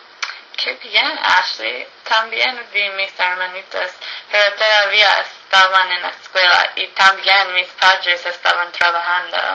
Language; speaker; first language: Spanish; non-native, learner; English